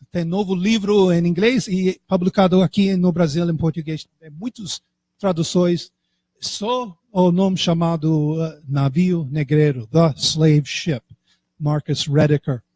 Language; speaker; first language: Portuguese; non-native, fluent; English